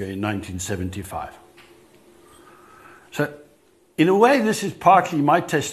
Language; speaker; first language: English; native; English